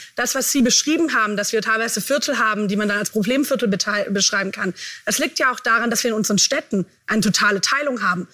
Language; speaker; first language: German; native; German